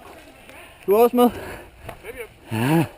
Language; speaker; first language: Danish; native; Danish